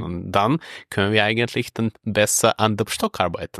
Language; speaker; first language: German; non-native, fluent; Russian